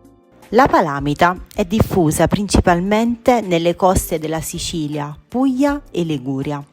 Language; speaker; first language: Italian; native; Italian